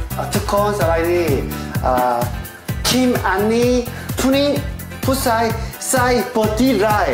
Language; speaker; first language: Korean; native; Korean